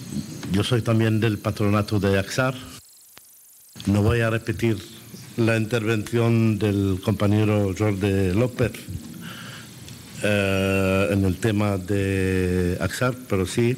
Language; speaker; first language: Spanish; non-native, fluent; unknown